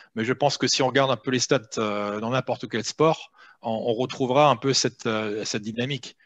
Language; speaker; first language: French; native; French